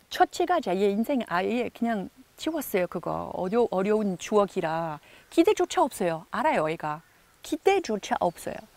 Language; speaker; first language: Korean; non-native, fluent; French